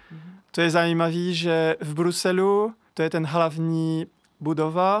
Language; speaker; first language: Czech; non-native, learner; French